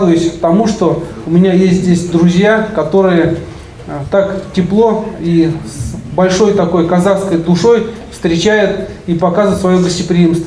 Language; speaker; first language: Russian; native; Russian